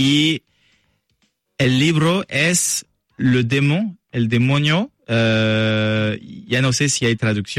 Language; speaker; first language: Spanish; non-native, learner; French